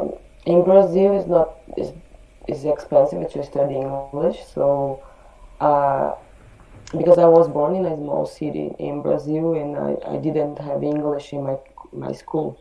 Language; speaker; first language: English; non-native, learner; Portuguese